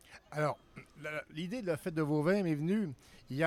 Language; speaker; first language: French; native; French